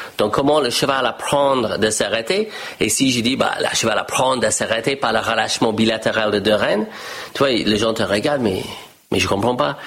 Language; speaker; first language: French; non-native, fluent; English